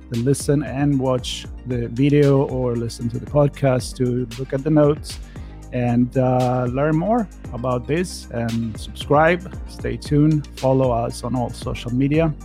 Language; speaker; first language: English; non-native, fluent; Italian